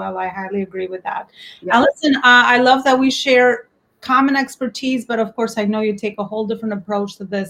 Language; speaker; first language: English; non-native, fluent; Albanian